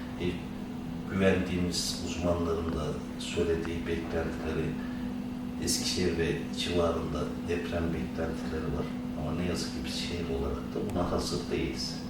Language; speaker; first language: Turkish; native; Turkish